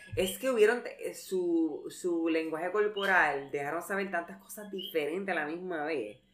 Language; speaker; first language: Spanish; early bilingual, heritage; Spanish